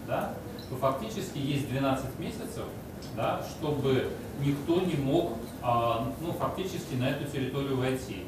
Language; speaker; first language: Russian; native; Russian